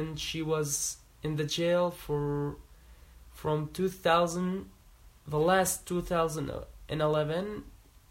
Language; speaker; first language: English; non-native, learner; Arabic